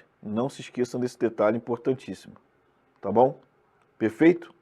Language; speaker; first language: Portuguese; native; Portuguese